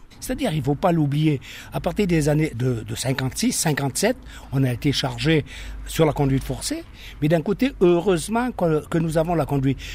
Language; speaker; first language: French; native; French